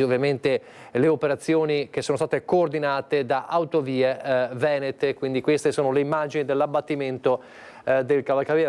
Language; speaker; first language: Italian; native; Italian